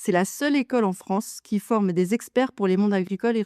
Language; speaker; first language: French; native; French